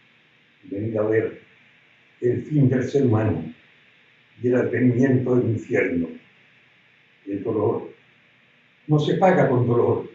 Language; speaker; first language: Spanish; native; Spanish